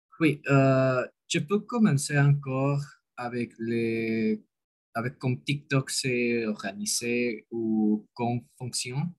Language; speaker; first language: French; non-native, learner; Spanish